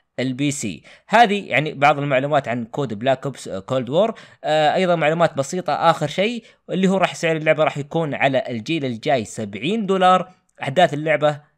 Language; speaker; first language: Arabic; native; Arabic